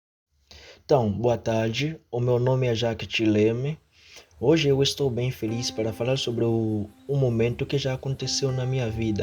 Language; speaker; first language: Portuguese; non-native, fluent; Haitian Creole